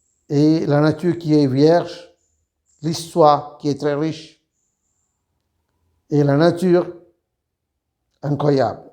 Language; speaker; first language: French; non-native, fluent; Sinhala